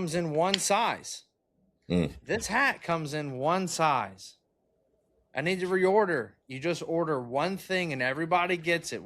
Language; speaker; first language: English; native; English